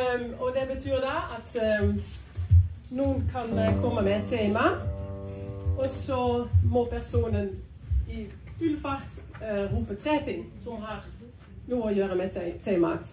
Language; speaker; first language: Norwegian; non-native, fluent; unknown